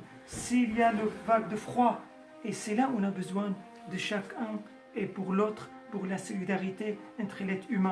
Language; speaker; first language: French; non-native, fluent; Arabic